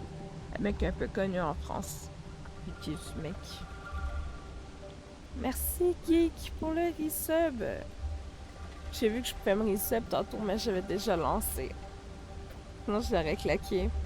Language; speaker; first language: French; native; French